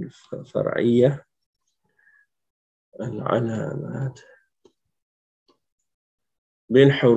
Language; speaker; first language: Arabic; non-native, fluent; French